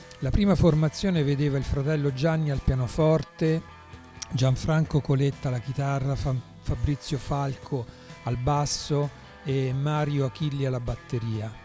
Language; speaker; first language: Italian; native; Italian